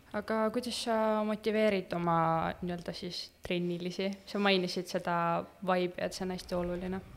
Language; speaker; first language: Estonian; native; Estonian